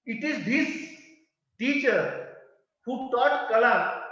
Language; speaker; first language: English; non-native, local second language; Marathi